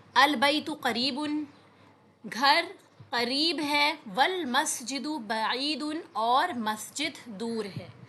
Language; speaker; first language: Urdu; native; Urdu